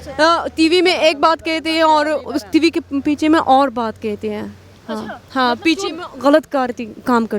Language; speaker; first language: Hindi; non-native, learner; Persian